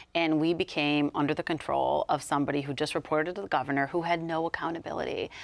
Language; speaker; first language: English; native; English